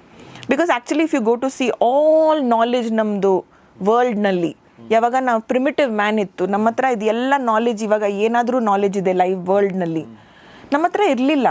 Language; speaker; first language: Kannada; non-native, local second language; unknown